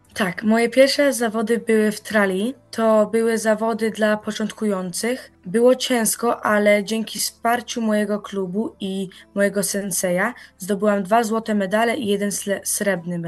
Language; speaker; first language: Polish; early bilingual, heritage; Polish